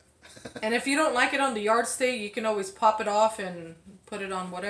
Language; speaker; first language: English; native; English